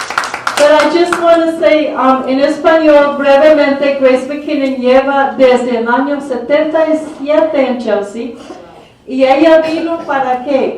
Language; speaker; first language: Spanish; early bilingual, heritage; Spanish